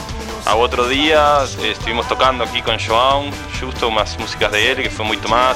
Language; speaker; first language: Portuguese; non-native, fluent; Spanish